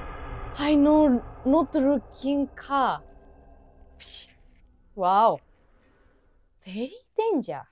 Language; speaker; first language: English; non-native, learner; Japanese